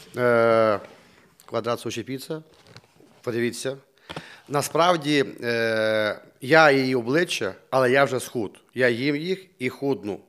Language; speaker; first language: Ukrainian; native; Ukrainian